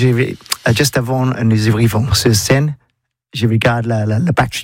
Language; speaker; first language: French; non-native, learner; English